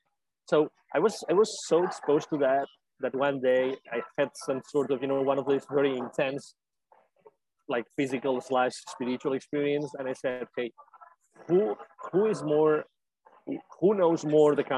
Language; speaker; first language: English; non-native, fluent; Spanish